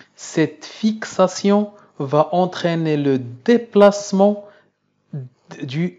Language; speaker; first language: French; non-native, local second language; Arabic